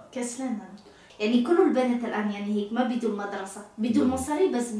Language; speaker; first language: Arabic; non-native, learner; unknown